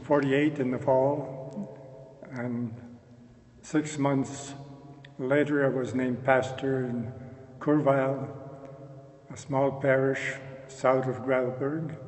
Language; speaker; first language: English; non-native, local second language; French